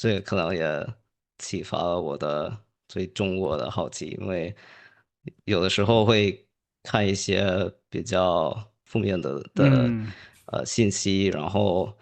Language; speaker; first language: Chinese; early bilingual, heritage; English